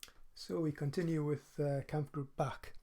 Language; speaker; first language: English; native; English